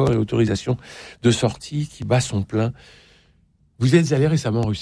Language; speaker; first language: French; native; French